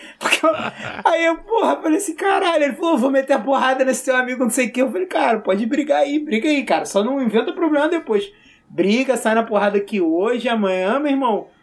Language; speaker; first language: Portuguese; native; Portuguese